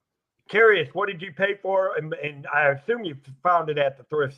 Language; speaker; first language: English; native; English